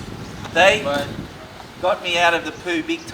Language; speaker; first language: English; native; English